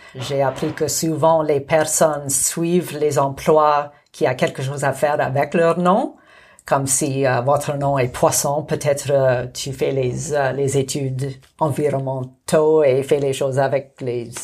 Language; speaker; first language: French; non-native, local second language; English